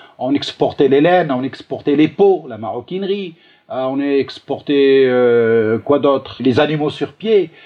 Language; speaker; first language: French; non-native, local second language; Arabic